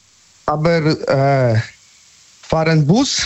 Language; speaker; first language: German; non-native, learner; Polish